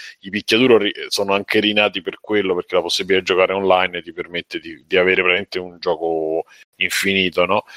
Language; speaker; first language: Italian; native; Italian